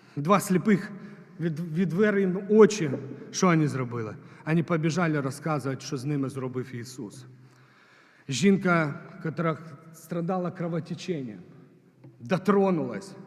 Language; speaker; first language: Ukrainian; non-native, local second language; Russian